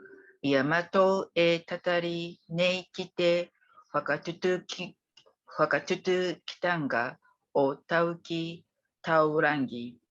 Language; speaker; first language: Māori; non-native, learner; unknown